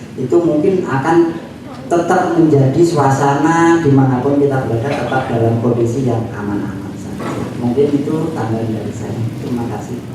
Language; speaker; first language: Indonesian; non-native, local second language; Javanese